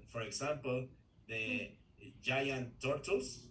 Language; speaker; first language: English; non-native, learner; Spanish